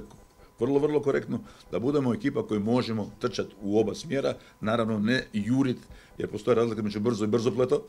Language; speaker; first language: Croatian; native; Croatian